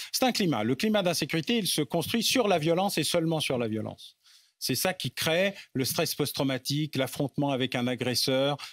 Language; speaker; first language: French; native; French